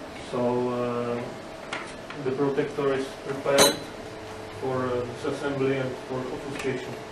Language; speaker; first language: English; non-native, learner; Czech